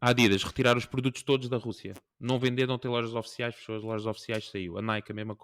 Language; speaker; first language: Portuguese; native; Portuguese